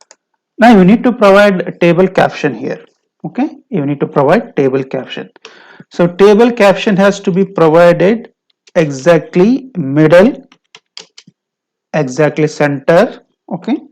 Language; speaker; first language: English; non-native, local second language; Kannada